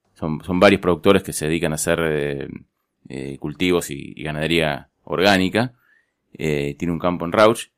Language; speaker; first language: Spanish; native; Spanish